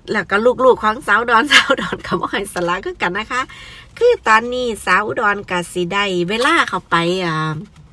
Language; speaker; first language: Thai; native; Thai